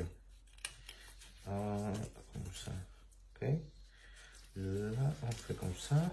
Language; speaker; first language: French; non-native, learner; Spanish